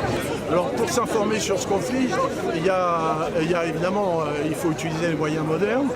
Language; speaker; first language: French; native; French